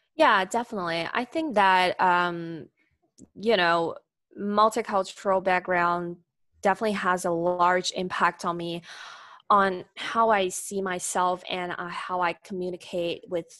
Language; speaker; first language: English; non-native, fluent; Chinese